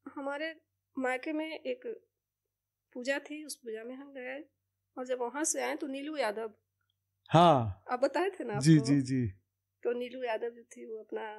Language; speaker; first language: Hindi; native; Hindi